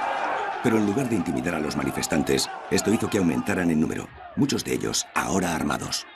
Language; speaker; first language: Spanish; native; Spanish